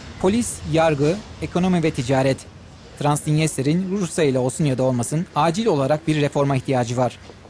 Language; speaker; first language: Turkish; native; Turkish